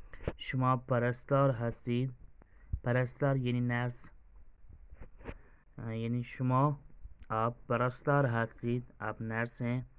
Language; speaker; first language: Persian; non-native, fluent; Urdu